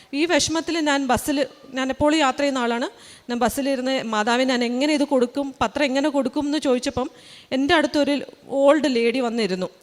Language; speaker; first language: Malayalam; early bilingual, heritage; Malayalam